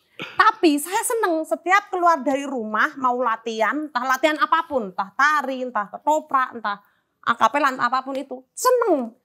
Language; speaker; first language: Indonesian; non-native, local second language; Javanese